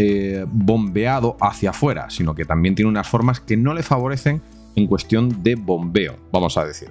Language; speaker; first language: Spanish; native; Spanish